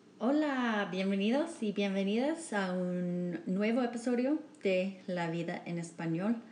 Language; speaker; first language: Spanish; non-native, learner; English